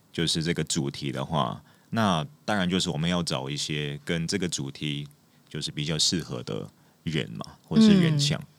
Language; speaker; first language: Chinese; non-native, fluent; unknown